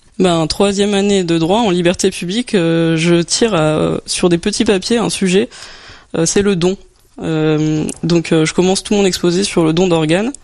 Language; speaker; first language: French; native; French